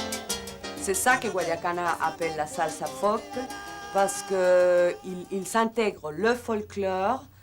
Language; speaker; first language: French; non-native, fluent; Spanish